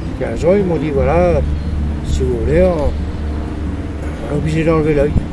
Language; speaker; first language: French; native; French